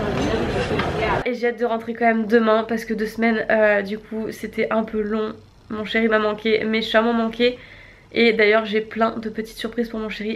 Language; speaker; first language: French; native; French